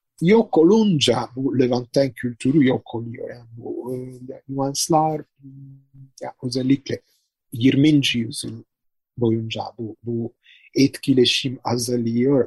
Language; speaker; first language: Turkish; non-native, fluent; Italian